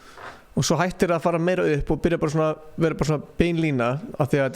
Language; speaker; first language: Icelandic; native; Icelandic